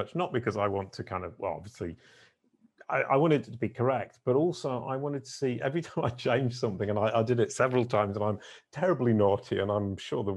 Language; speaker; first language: English; native; English